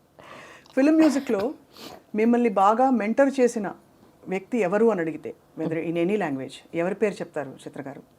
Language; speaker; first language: Telugu; native; Telugu